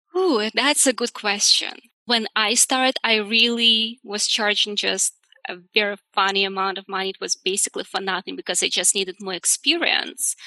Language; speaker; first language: English; non-native, fluent; Russian